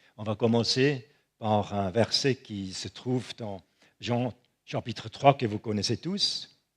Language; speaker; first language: French; non-native, local second language; German